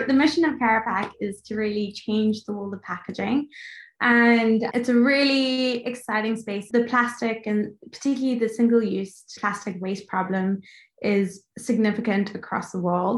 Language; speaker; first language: English; native; English